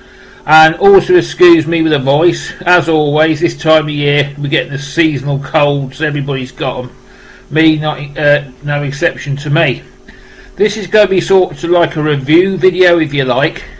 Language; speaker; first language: English; native; English